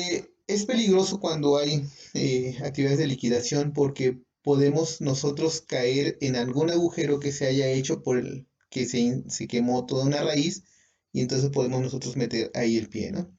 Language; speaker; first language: Spanish; native; Spanish